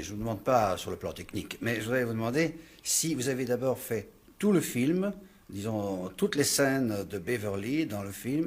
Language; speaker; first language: French; native; French